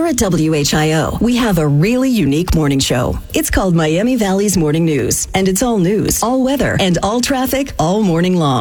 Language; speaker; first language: English; native; English